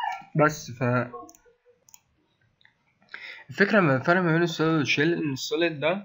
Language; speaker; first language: Arabic; native; Arabic